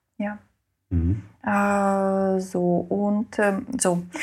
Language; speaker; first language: German; non-native, learner; Ukrainian